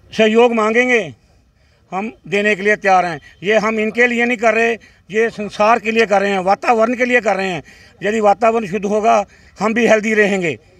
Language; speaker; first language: Hindi; non-native, local second language; Punjabi